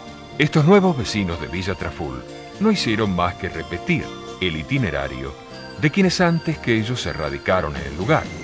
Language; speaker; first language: Spanish; native; Spanish